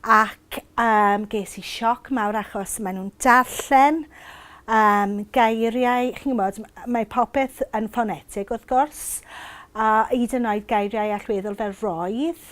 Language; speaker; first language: Welsh; native; Welsh